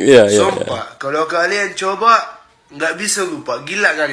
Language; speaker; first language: Indonesian; non-native, fluent; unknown